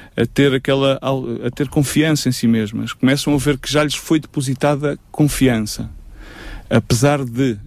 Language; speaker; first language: Portuguese; native; Portuguese